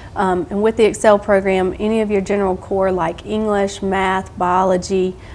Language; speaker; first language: English; native; English